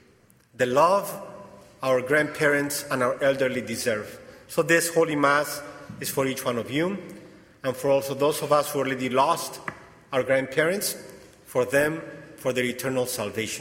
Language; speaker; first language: English; non-native, fluent; Spanish